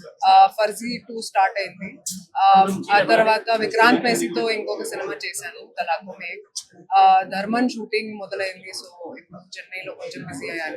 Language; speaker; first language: Telugu; non-native, learner; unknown